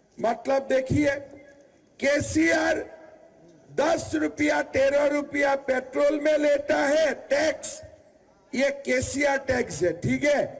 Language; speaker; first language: Hindi; non-native, local second language; Assamese